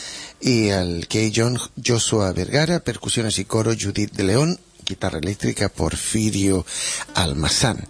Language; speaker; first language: Spanish; native; Spanish